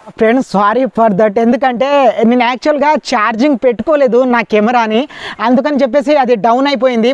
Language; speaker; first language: Telugu; non-native, local second language; Lambadi